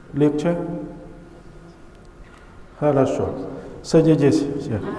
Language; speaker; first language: Russian; non-native, learner; Chinese